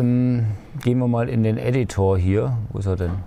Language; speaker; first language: German; native; German